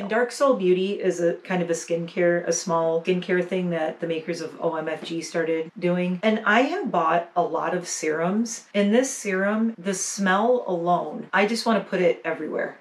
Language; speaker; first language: English; native; English